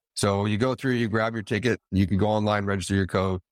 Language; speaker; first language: English; native; English